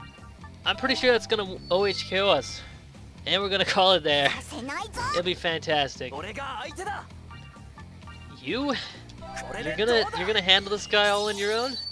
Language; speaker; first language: English; native; English